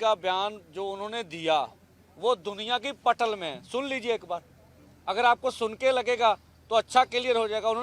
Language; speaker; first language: Hindi; non-native, local second language; Punjabi